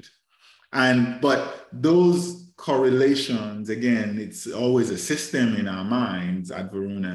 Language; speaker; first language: English; non-native, local second language; Yoruba